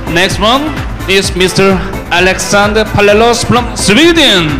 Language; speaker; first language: English; non-native, learner; Korean